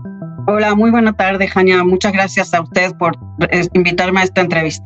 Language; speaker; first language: Spanish; non-native, fluent; Hebrew